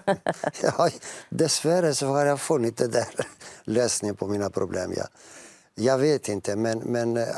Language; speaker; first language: Swedish; non-native, fluent; Greek